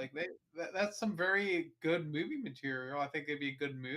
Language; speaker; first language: English; native; English